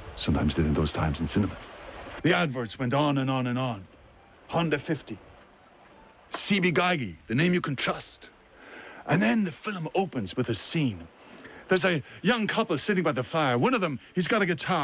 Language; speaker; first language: English; native; English